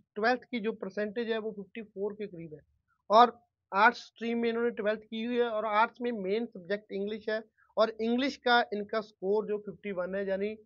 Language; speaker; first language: Hindi; non-native, local second language; Punjabi